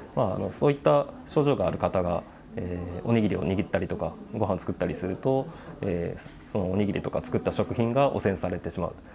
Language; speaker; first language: Japanese; native; Japanese